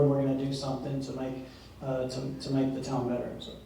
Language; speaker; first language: English; native; English